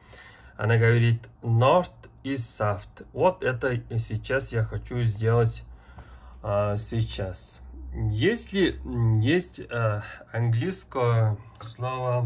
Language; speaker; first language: Russian; non-native, learner; Mongolian